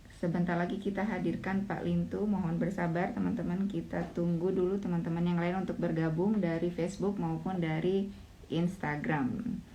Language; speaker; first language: Indonesian; native; Indonesian